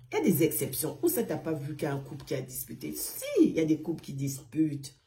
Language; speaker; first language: French; non-native, local second language; Arabic